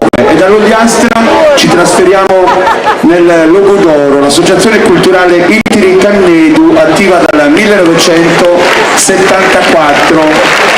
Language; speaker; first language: Italian; native; Italian